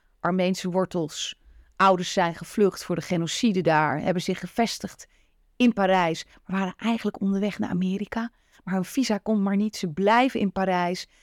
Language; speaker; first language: Dutch; native; Dutch